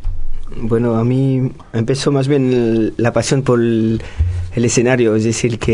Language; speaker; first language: Spanish; non-native, fluent; French